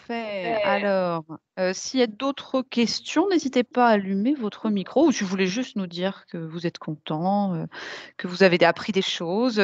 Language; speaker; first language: French; native; French